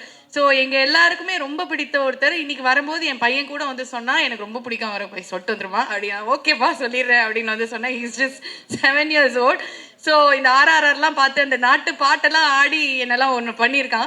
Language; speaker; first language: Tamil; native; Tamil